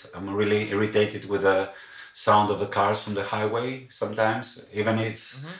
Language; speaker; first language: English; non-native, fluent; Greek